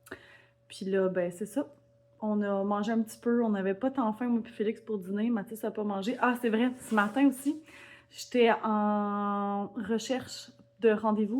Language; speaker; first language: French; native; French